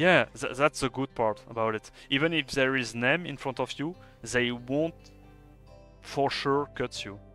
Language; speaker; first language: English; non-native, fluent; French